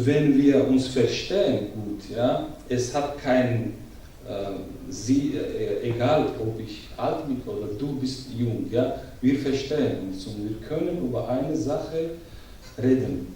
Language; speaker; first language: German; non-native, learner; Georgian